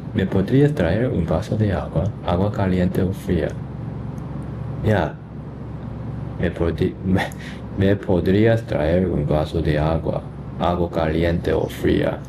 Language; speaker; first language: Spanish; non-native, learner; English